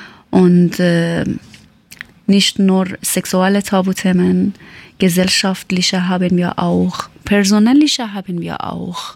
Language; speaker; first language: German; non-native, learner; Persian